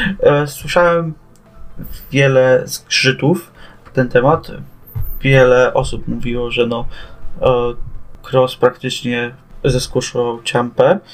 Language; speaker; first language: Polish; native; Polish